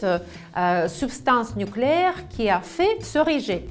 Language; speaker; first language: French; non-native, fluent; Russian